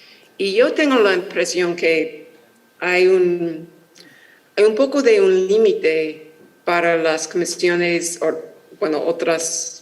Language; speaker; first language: Spanish; non-native, fluent; English